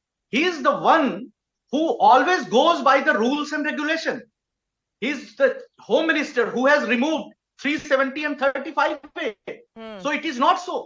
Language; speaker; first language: English; non-native, local second language; Hindi